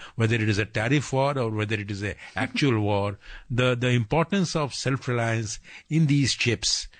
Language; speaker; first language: English; non-native, local second language; Bangla